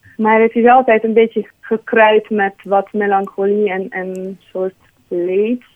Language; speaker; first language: Dutch; non-native, fluent; Hungarian